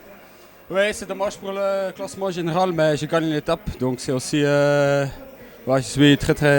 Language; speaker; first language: French; non-native, local second language; Dutch